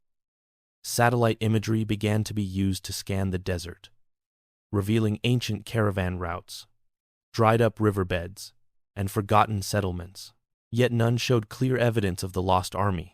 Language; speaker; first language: English; native; English